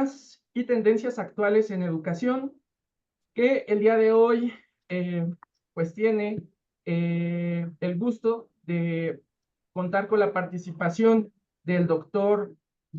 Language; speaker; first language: Spanish; native; Spanish